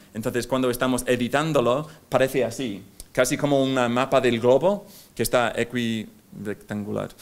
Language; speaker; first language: Spanish; non-native, fluent; English